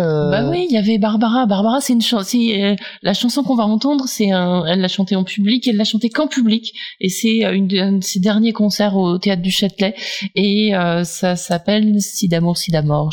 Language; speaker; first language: French; native; French